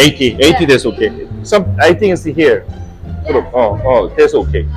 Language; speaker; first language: English; non-native, learner; Korean